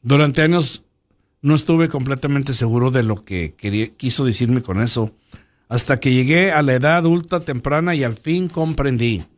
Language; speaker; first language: Spanish; early bilingual, heritage; Spanish